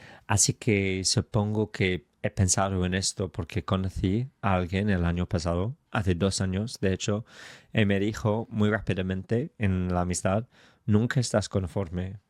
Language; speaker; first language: Spanish; non-native, fluent; English